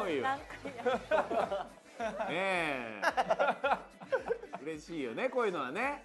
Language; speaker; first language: Japanese; native; Japanese